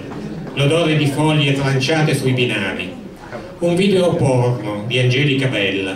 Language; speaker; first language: Italian; native; Italian